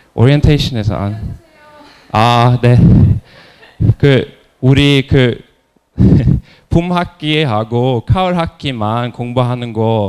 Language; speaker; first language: Korean; non-native, fluent; Norwegian